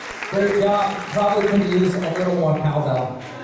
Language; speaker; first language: English; native; English